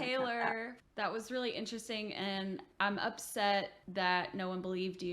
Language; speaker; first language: English; native; English